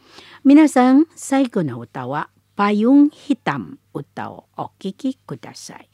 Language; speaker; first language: Japanese; non-native, fluent; Indonesian